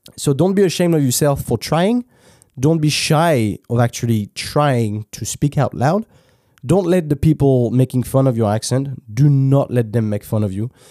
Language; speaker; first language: English; non-native, fluent; French